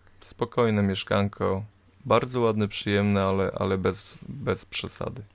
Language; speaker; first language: Polish; native; Polish